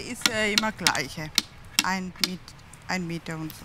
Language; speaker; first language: German; non-native, learner; Tamil